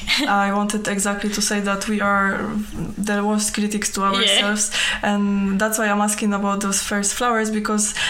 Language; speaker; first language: English; non-native, fluent; Polish